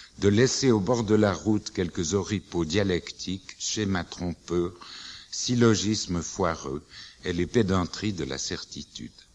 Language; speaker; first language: French; native; French